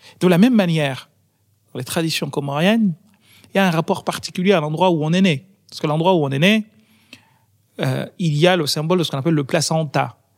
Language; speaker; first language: French; non-native, local second language; Ngazidja Comorian